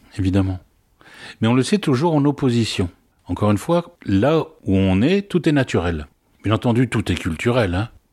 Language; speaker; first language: French; native; French